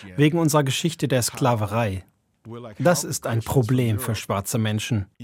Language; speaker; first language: German; non-native, fluent; English